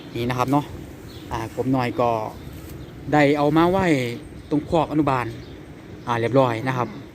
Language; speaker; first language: Thai; native; Thai